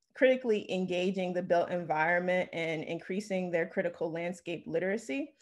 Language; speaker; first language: English; native; English